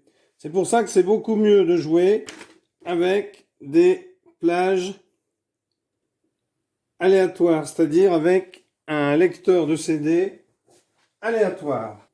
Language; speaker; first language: French; native; French